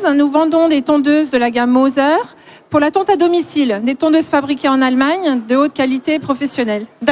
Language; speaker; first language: French; native; French